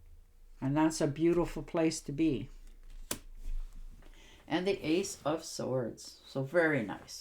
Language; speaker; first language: English; native; English